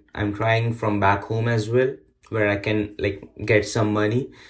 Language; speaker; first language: English; non-native, local second language; Urdu